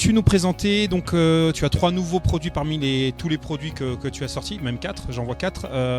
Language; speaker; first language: French; native; French